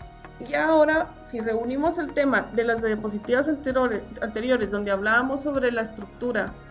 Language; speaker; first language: Spanish; native; Spanish